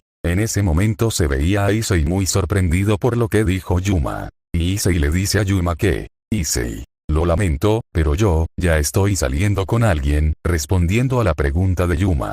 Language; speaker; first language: Spanish; native; Spanish